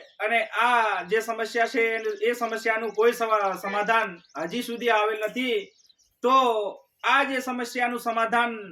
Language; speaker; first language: Gujarati; non-native, local second language; Rathawi